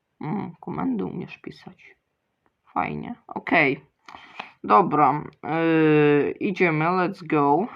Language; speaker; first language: Polish; early bilingual, other home language; Ukrainian